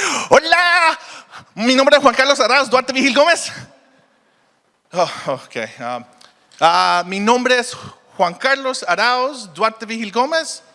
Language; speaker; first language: Spanish; early bilingual, heritage; Spanish